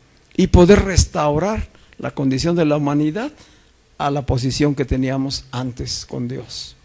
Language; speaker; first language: Spanish; native; Spanish